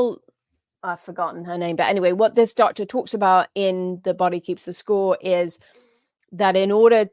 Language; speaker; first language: English; native; English